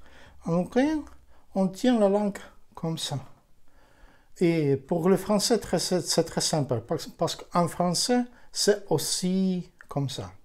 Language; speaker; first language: French; non-native, fluent; Ukrainian